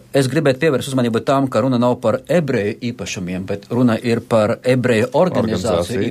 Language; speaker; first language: Latvian; non-native, local second language; Russian